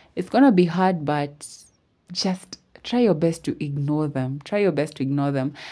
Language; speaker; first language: English; non-native, local second language; Swahili